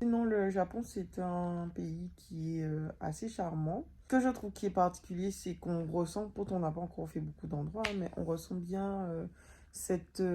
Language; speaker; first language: French; native; French